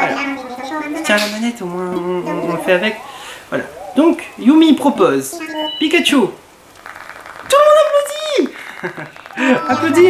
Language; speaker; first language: French; native; French